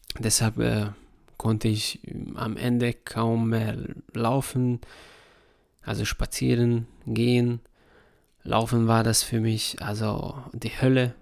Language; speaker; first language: German; non-native, fluent; Hungarian